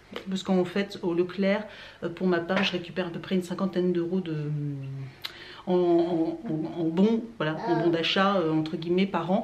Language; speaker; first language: French; native; French